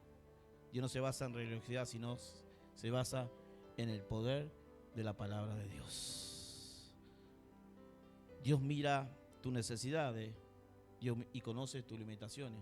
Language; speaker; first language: Spanish; native; Spanish